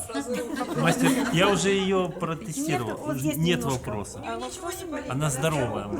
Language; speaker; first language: Russian; native; Russian